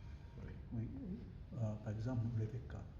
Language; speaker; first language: French; non-native, learner; Japanese